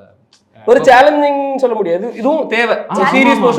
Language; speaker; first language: Tamil; native; Tamil